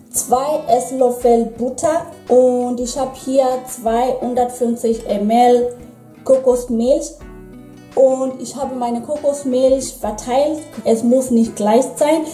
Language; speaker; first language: German; non-native, fluent; Swahili